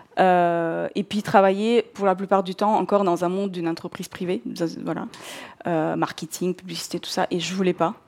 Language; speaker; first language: French; non-native, fluent; Russian